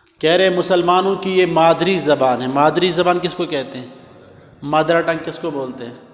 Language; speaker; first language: Urdu; non-native, local second language; Kashmiri